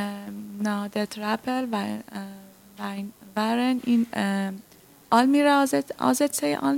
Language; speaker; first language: Dutch; non-native, learner; Persian